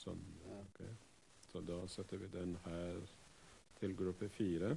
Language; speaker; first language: Norwegian; non-native, fluent; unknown